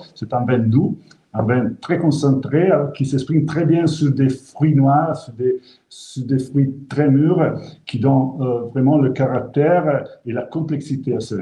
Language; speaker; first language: French; non-native, local second language; Italian